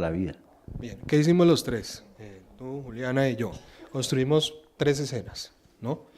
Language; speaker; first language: Spanish; native; Spanish